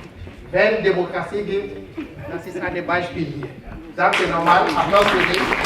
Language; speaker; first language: German; non-native, fluent; French